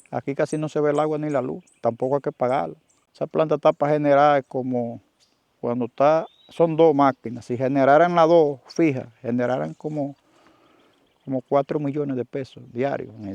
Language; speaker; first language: Spanish; native; Spanish